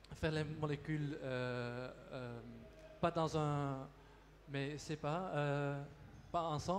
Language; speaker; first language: French; non-native, local second language; Dutch